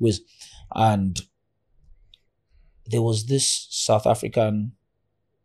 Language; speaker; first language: English; non-native, local second language; Yoruba